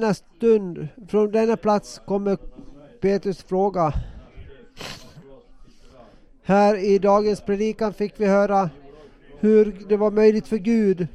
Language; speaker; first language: Swedish; non-native, local second language; Finnish